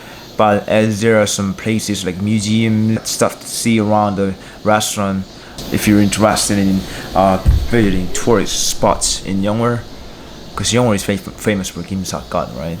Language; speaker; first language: English; non-native, learner; Korean